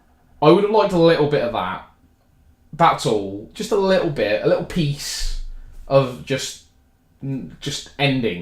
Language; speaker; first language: English; native; English